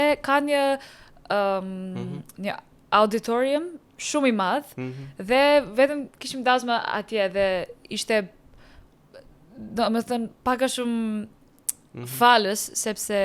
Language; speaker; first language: Albanian; non-native, learner; English